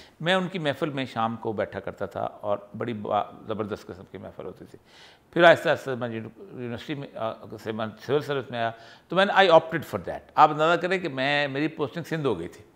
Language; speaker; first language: Urdu; non-native, local second language; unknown